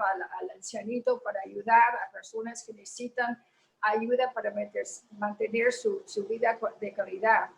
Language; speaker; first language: Spanish; early bilingual, heritage; Spanish